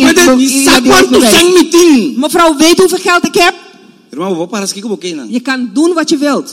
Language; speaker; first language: Dutch; non-native, local second language; Papiamento